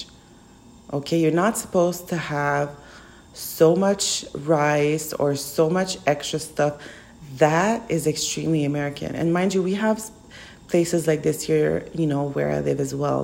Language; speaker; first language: English; native; English